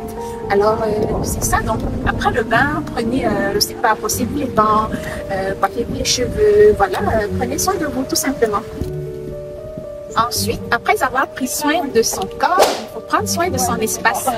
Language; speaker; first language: French; native; French